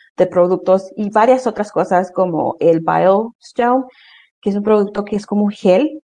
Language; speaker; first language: Spanish; early bilingual, heritage; Spanish